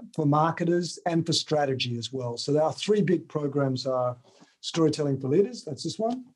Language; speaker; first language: English; native; English